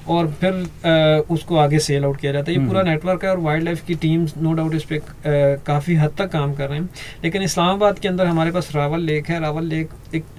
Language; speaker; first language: Urdu; native; Urdu